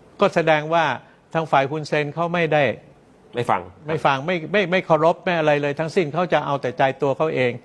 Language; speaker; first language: Thai; native; Thai